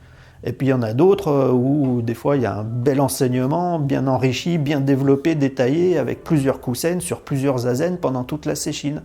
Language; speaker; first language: French; native; French